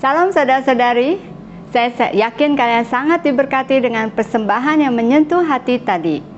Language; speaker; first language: Indonesian; non-native, local second language; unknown